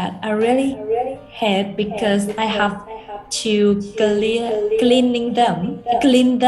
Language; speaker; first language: English; non-native, learner; Vietnamese